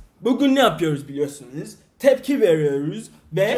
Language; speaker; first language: Turkish; non-native, learner; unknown